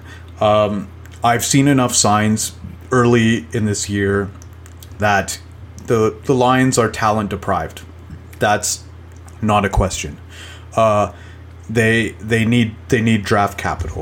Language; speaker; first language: English; native; English